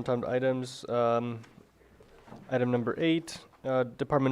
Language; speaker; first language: English; native; English